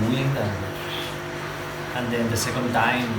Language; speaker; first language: English; non-native, fluent; Spanish